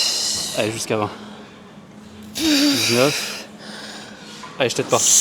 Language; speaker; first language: French; native; French